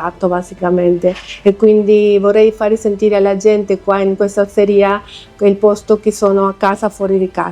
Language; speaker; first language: Italian; non-native, fluent; Spanish